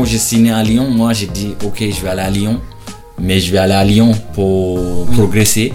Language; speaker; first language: French; non-native, learner; Shona